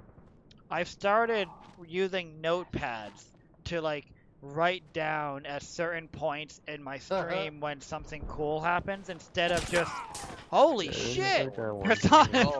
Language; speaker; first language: English; native; English